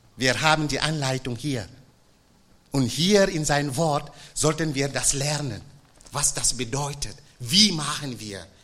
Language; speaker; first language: German; non-native, fluent; French